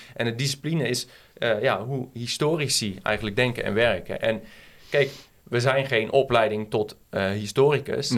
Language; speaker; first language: Dutch; native; Dutch